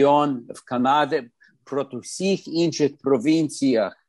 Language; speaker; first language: Ukrainian; early bilingual, heritage; Ukrainian